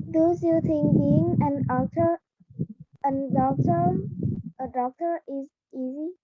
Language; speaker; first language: English; non-native, learner; Vietnamese